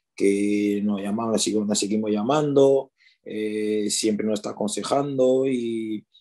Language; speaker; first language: Spanish; early bilingual, other home language; French